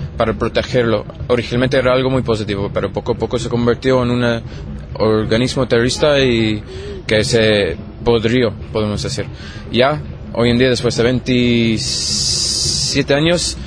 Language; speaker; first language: Spanish; non-native, fluent; English